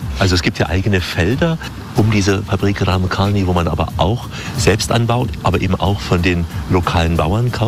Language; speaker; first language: German; native; German